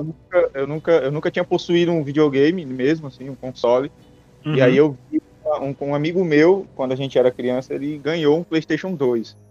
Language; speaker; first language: Portuguese; native; Portuguese